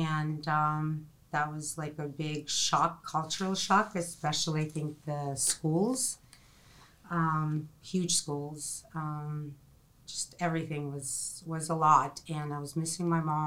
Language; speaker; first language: English; non-native, fluent; Ukrainian